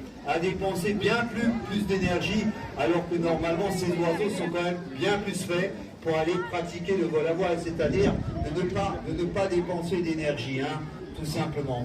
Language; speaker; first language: French; native; French